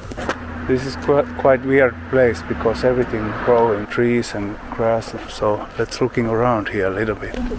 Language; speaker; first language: English; non-native, learner; Finnish